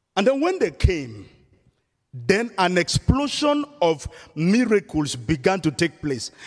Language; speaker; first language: English; non-native, local second language; Yoruba